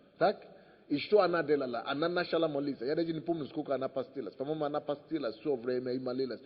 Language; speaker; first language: Russian; non-native, fluent; Yoruba